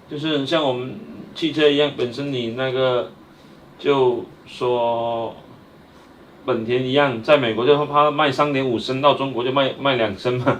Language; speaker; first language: Chinese; native; Chinese